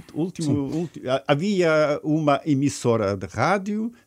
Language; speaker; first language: Portuguese; non-native, fluent; Ukrainian